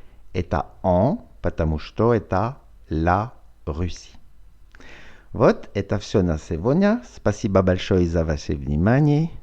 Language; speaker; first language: Russian; non-native, fluent; French